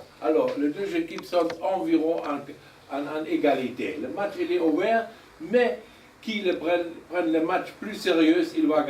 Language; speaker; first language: French; non-native, learner; German